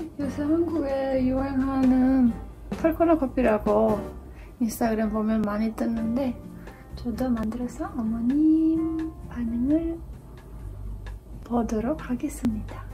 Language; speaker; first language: Korean; non-native, fluent; Romanian